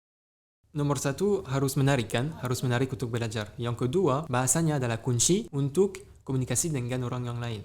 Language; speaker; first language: Indonesian; non-native, fluent; French